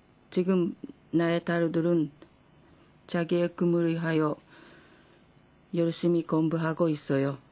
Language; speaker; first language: Korean; non-native, fluent; Japanese